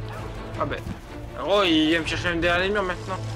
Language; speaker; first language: French; native; French